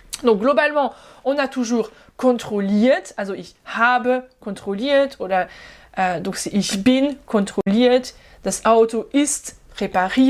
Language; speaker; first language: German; non-native, fluent; French